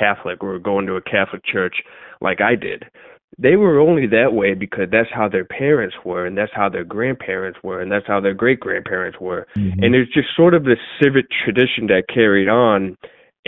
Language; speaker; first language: English; native; English